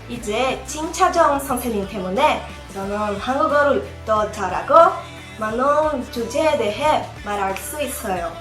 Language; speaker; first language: Korean; non-native, learner; Portuguese